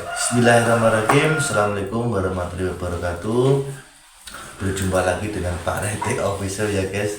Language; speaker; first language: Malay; non-native, local second language; Javanese